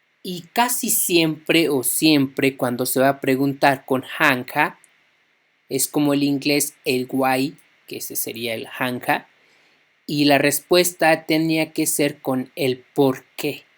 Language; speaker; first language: Spanish; non-native, local second language; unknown